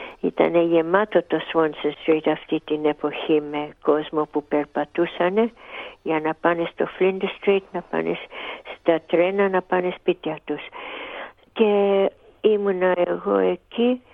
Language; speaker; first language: Greek; early bilingual, heritage; Greek